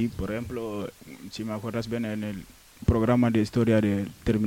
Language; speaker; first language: Spanish; non-native, learner; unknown